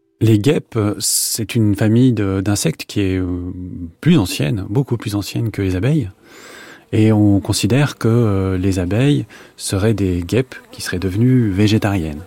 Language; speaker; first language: French; native; French